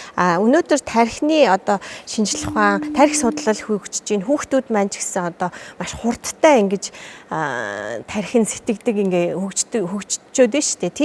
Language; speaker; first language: Mongolian; native; Mongolian